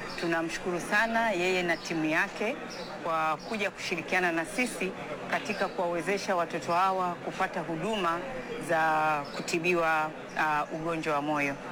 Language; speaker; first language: Swahili; native; Swahili